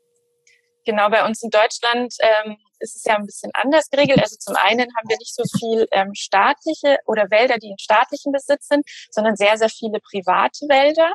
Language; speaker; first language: German; native; German